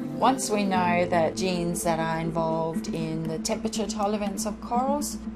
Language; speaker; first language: English; non-native, fluent; Danish